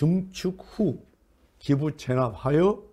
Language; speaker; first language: Korean; native; Korean